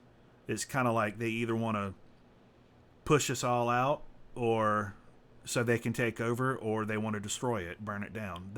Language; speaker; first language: English; native; English